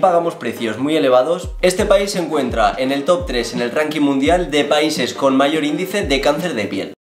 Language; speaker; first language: Spanish; native; Spanish